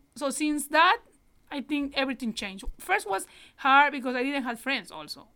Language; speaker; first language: English; non-native, learner; Spanish